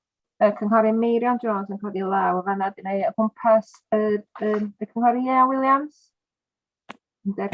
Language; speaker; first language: Welsh; native; Welsh